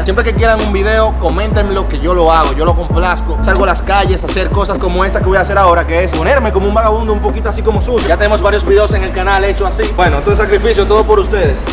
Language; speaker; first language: Spanish; native; Spanish